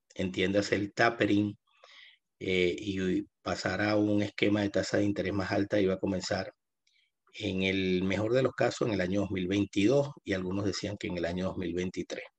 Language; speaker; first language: Spanish; native; Spanish